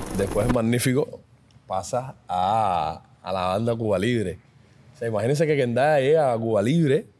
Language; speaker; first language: Spanish; native; Spanish